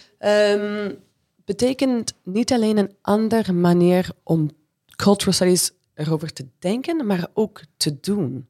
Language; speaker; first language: Dutch; non-native, fluent; English